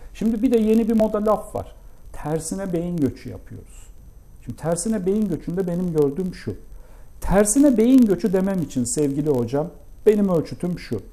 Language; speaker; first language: Turkish; native; Turkish